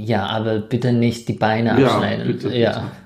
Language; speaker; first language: German; non-native, fluent; Chinese